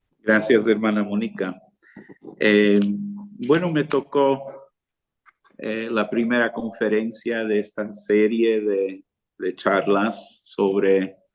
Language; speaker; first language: Spanish; non-native, fluent; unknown